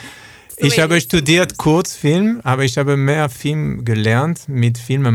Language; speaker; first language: German; non-native, learner; French